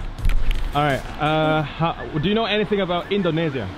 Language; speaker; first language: English; non-native, fluent; Indonesian